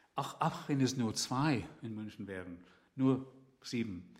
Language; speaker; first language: German; non-native, fluent; English